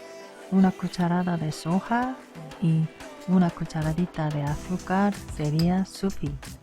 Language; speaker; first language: Spanish; non-native, learner; Korean